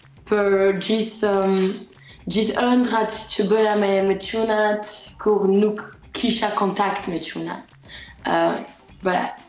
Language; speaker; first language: Albanian; early bilingual, heritage; Albanian